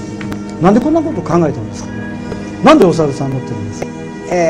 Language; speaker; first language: Japanese; native; Japanese